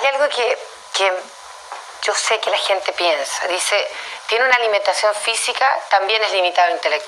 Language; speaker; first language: Spanish; native; Spanish